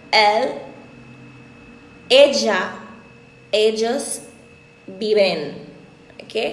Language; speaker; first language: Spanish; non-native, learner; Haitian Creole